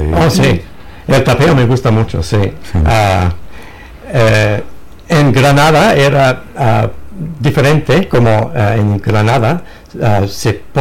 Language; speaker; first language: Spanish; non-native, fluent; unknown